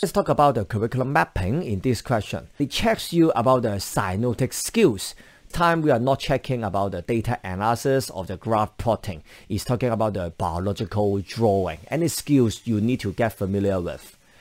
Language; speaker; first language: English; non-native, local second language; Cantonese